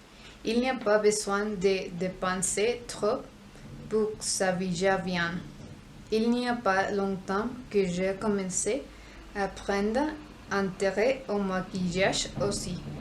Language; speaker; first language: French; non-native, learner; Spanish